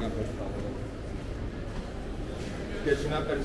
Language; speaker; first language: Spanish; non-native, local second language; Catalan